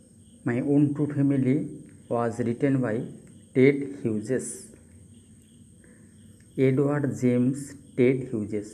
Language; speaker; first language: English; non-native, local second language; Bangla